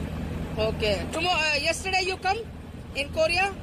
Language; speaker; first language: English; non-native, learner; Hindi